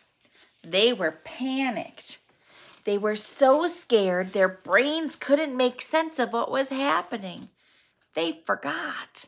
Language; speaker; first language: English; native; English